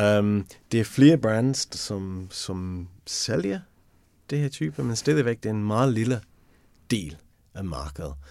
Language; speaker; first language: Danish; non-native, fluent; English